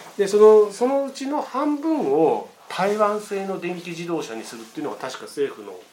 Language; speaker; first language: Japanese; native; Japanese